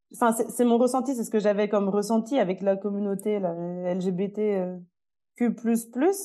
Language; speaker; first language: French; native; French